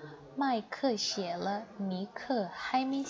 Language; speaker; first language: Chinese; non-native, fluent; Indonesian